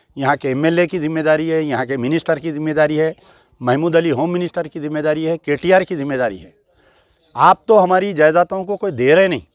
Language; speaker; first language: Hindi; non-native, local second language; Urdu